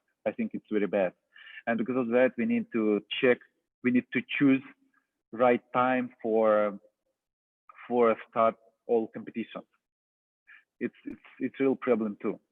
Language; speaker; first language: English; non-native, fluent; Russian